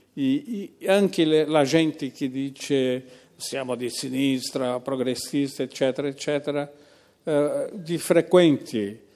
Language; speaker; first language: Italian; non-native, fluent; Portuguese